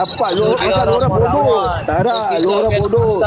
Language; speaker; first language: Malay; native; Malay